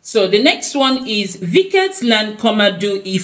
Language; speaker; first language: Swedish; non-native, learner; English